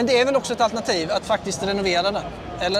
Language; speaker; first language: Swedish; native; Swedish